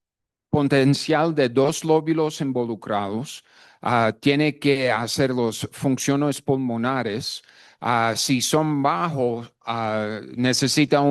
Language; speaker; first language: Spanish; non-native, fluent; English